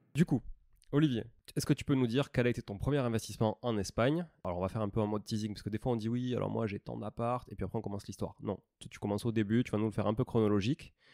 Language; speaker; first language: French; native; French